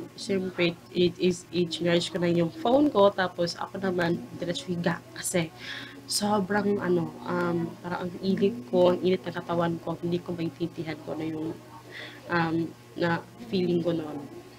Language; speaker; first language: Filipino; non-native, local second language; Cebuano